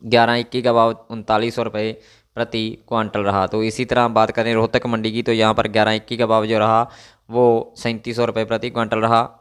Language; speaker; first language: Hindi; non-native, local second language; Punjabi